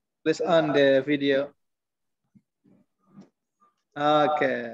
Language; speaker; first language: English; non-native, learner; Indonesian